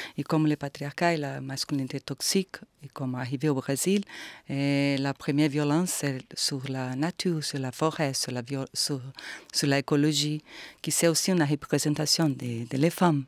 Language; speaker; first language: French; non-native, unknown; Portuguese